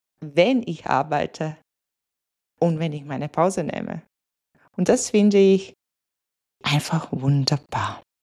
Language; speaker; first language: German; non-native, fluent; Latvian